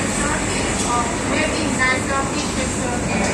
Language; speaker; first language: English; non-native, learner; Thai